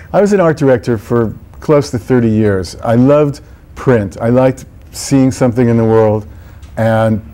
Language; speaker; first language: English; native; English